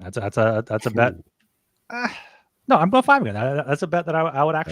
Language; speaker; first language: English; native; English